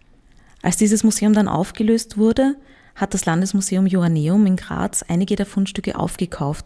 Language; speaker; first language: German; native; German